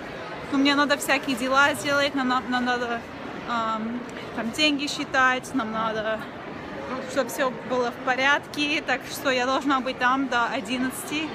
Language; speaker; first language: Russian; early bilingual, heritage; Russian